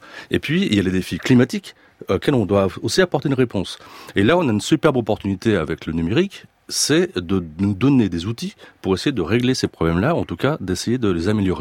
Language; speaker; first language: French; native; French